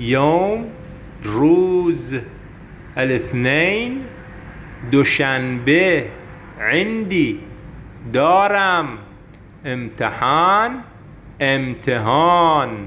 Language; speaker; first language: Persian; non-native, fluent; Arabic